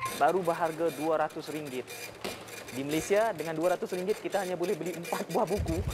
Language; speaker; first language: Malay; native; Malay